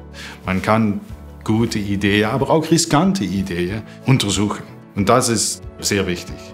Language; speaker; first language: German; non-native, fluent; Dutch